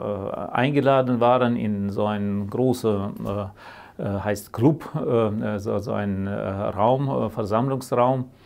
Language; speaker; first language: German; early bilingual, heritage; German